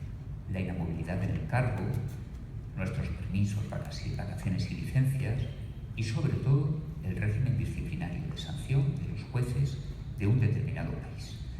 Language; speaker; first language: Spanish; native; Spanish